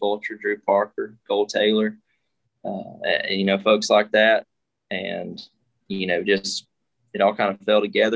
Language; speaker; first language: English; native; English